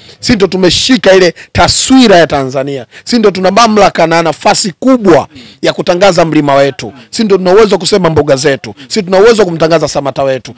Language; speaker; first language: Swahili; native; Swahili